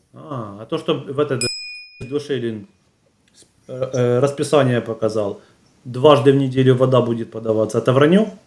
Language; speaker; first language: Russian; native; Russian